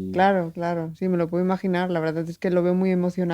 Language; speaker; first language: Spanish; native; Spanish